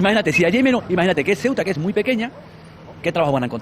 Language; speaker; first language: Spanish; native; Spanish